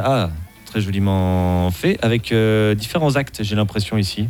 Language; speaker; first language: French; native; French